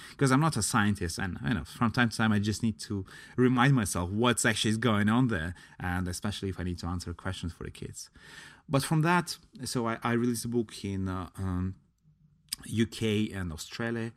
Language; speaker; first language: English; non-native, fluent; Latvian